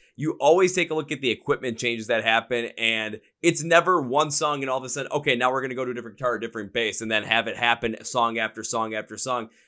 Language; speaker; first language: English; native; English